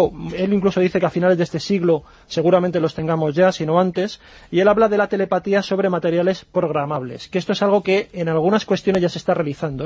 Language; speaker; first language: Spanish; native; Spanish